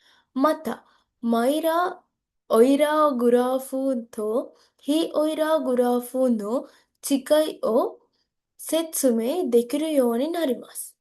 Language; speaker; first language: Japanese; non-native, learner; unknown